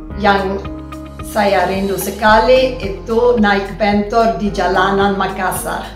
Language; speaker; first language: Indonesian; non-native, fluent; Swedish